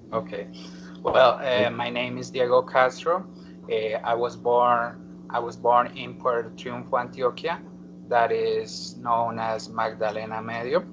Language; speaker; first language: English; non-native, learner; Spanish